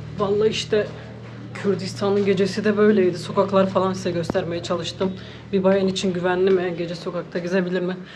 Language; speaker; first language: Turkish; native; Turkish